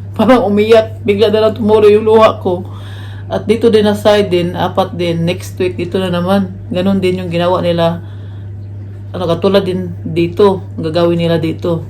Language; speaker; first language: Filipino; non-native, local second language; Cebuano